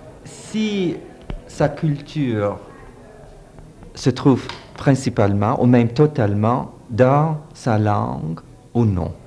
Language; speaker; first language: French; early bilingual, heritage; French